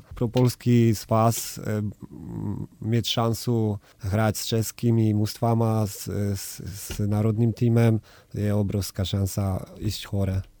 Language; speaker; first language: Czech; non-native, learner; Polish